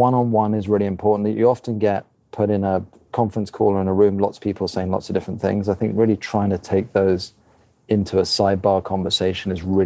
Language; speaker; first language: English; native; English